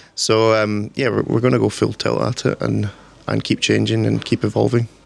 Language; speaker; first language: English; native; English